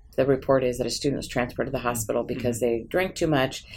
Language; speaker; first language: English; native; English